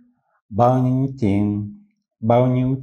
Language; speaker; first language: Vietnamese; non-native, learner; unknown